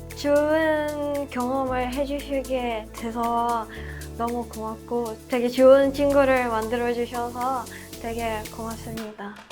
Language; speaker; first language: Korean; early bilingual, other home language; Russian